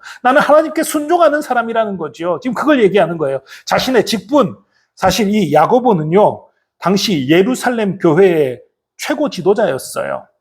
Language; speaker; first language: Korean; native; Korean